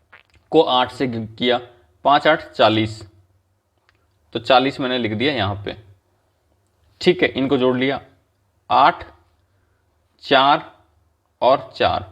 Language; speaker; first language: Hindi; native; Hindi